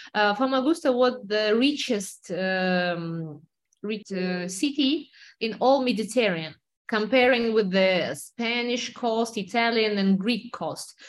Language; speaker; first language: English; non-native, fluent; Russian